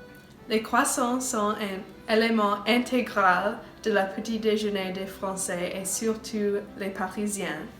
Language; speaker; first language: French; non-native, learner; English